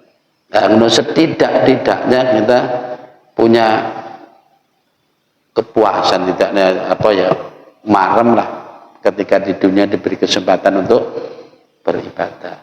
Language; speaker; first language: Indonesian; non-native, local second language; Javanese